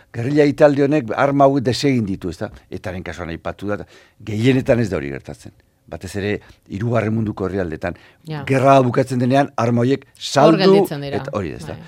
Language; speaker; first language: Basque; native; Basque